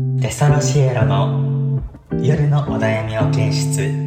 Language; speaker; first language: Japanese; native; Japanese